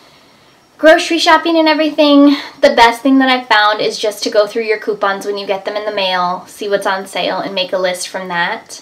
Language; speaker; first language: English; native; English